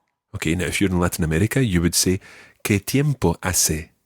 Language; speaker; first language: Spanish; non-native, fluent; English